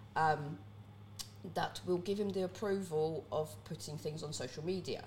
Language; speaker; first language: English; early bilingual, other home language; Cantonese